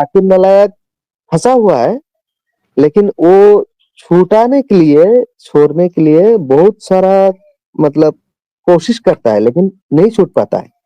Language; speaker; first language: Hindi; non-native, local second language; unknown